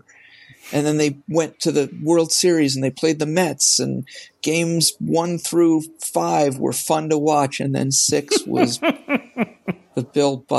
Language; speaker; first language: English; native; English